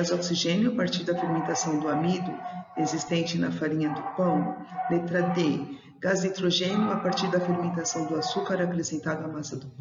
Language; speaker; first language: Portuguese; native; Portuguese